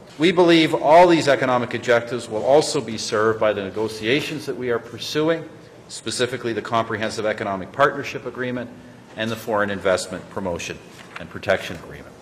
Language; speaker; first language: English; native; English